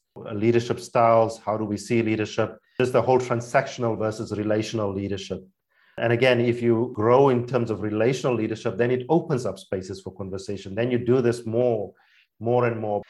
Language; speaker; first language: English; non-native, local second language; Afrikaans